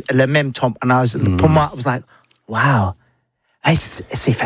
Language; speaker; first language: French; non-native, learner; English